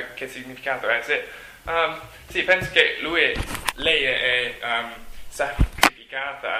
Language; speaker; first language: Italian; non-native, learner; English